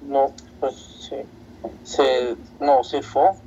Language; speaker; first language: French; non-native, learner; Spanish